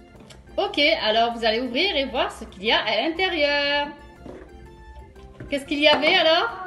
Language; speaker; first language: French; native; French